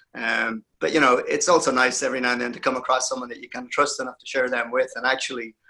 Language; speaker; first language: English; native; English